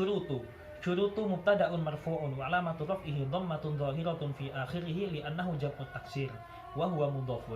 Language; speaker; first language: Arabic; non-native, learner; Javanese